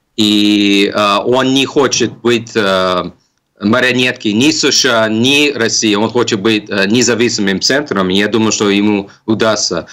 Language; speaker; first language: Russian; non-native, fluent; English